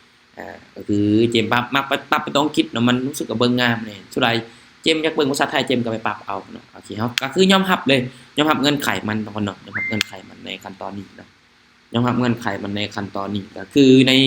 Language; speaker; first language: Thai; non-native, local second language; Lao